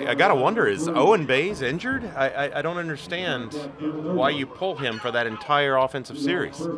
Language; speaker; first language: English; native; English